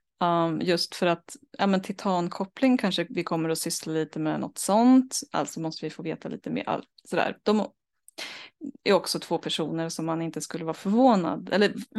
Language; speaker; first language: Swedish; native; Swedish